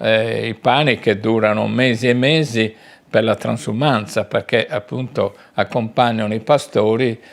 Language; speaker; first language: Italian; native; Italian